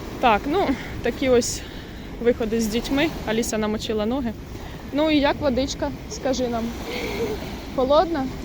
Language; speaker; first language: Ukrainian; non-native, local second language; Russian